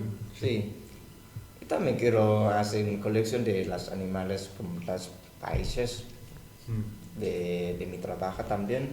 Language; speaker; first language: Spanish; non-native, learner; Thai